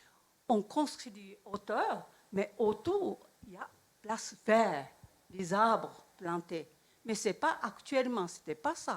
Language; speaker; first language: French; non-native, learner; Japanese